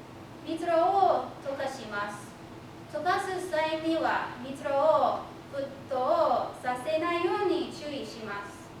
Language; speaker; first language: Japanese; non-native, fluent; English